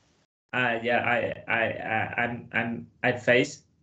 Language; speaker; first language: English; non-native, learner; Vietnamese